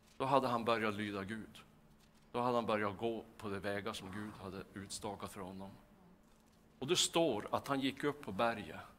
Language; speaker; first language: Swedish; native; Swedish